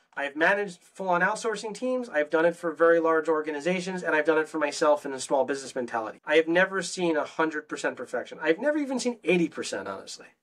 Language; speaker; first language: English; native; English